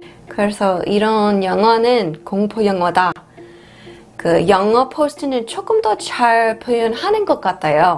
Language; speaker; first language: Korean; non-native, fluent; English